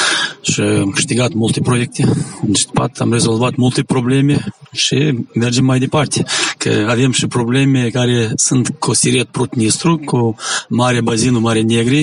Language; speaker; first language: Romanian; non-native, local second language; Gagauz